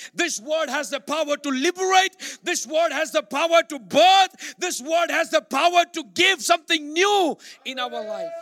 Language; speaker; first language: English; non-native, local second language; Malayalam